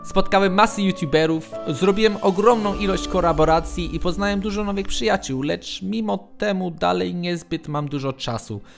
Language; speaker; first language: Polish; early bilingual, other home language; English